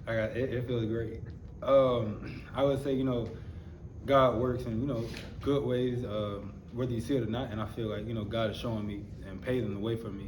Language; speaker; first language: English; native; English